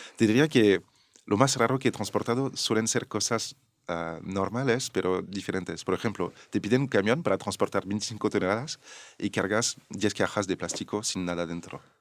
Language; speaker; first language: Spanish; non-native, fluent; French